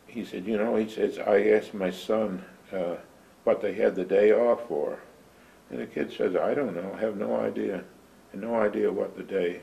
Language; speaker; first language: English; native; English